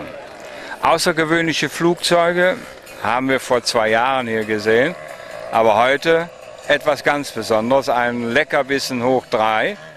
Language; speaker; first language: German; native; German